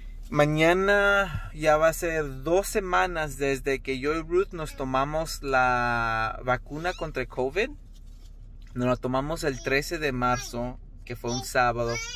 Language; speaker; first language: Spanish; early bilingual, heritage; Spanish